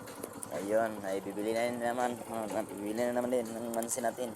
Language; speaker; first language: Filipino; non-native, local second language; Cebuano